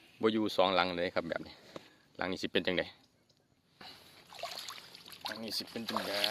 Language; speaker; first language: Thai; non-native, local second language; Northeastern Thai